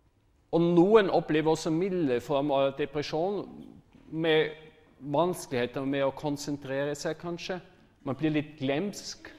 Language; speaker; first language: Norwegian; non-native, fluent; German